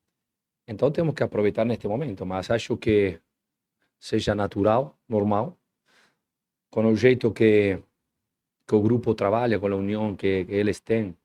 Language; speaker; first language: Portuguese; non-native, learner; Spanish